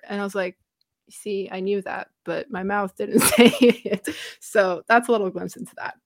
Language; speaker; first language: English; non-native, fluent; Romanian